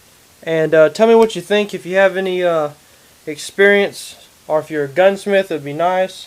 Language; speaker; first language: English; native; English